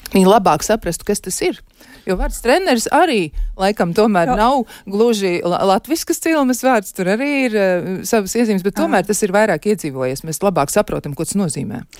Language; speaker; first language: Latvian; native; Latvian